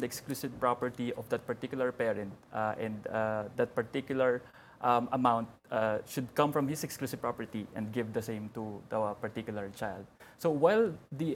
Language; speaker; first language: English; non-native, local second language; Hiligaynon